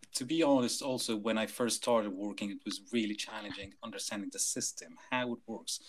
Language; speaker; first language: English; non-native, fluent; Arabic